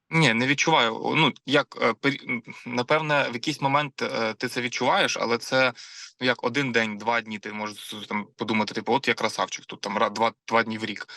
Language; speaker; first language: Ukrainian; non-native, local second language; Russian